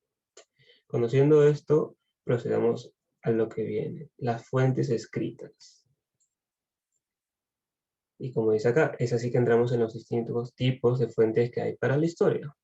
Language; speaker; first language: Spanish; native; Spanish